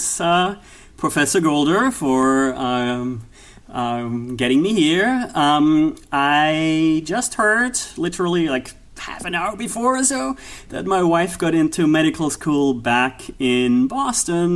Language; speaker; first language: English; non-native, fluent; German